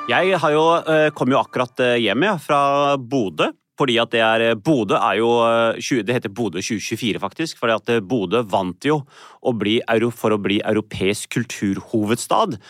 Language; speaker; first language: Norwegian; early bilingual, other home language; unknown